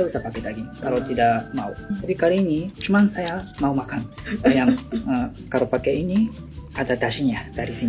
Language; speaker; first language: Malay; non-native, learner; Japanese